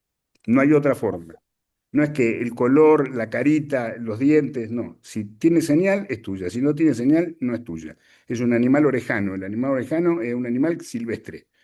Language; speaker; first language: Spanish; native; Spanish